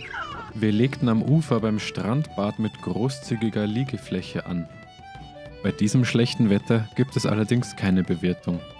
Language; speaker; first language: German; native; German